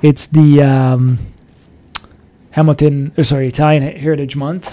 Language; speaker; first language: English; early bilingual, other home language; Italian